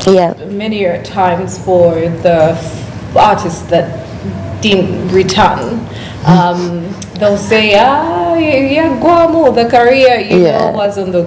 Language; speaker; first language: English; non-native, local second language; Ganda